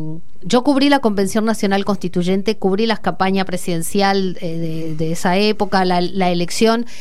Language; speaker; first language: Spanish; native; Spanish